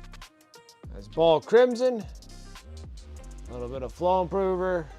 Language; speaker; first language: English; native; English